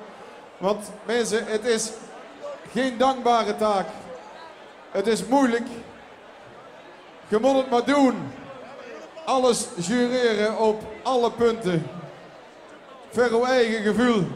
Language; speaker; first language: Dutch; native; Dutch